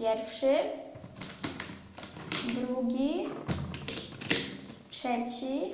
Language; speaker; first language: Polish; early bilingual, heritage; Polish